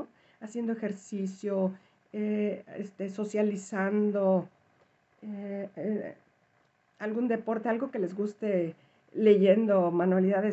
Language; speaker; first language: Spanish; native; Spanish